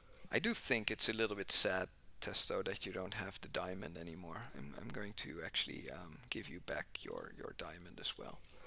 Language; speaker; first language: English; non-native, fluent; Dutch